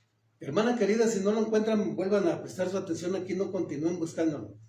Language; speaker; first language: Spanish; native; Spanish